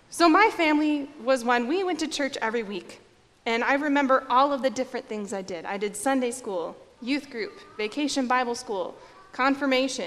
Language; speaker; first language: English; native; English